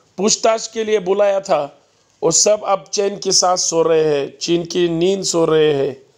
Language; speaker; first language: Hindi; non-native, local second language; Marathi